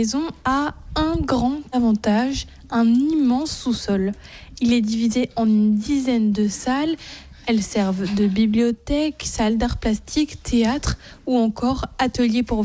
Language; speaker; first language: French; native; French